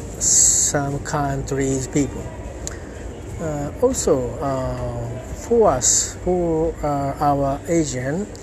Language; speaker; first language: English; non-native, learner; Japanese